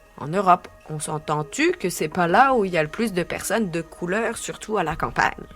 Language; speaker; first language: French; native; French